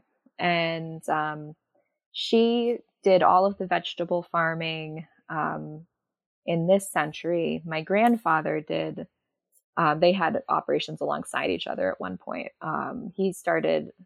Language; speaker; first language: English; native; English